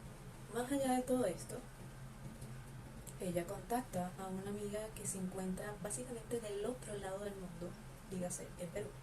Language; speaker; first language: Spanish; native; Spanish